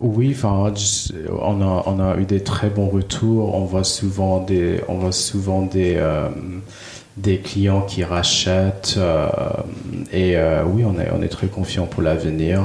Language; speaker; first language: French; non-native, fluent; Cantonese